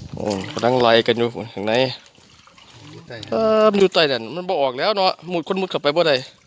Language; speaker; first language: Thai; native; Thai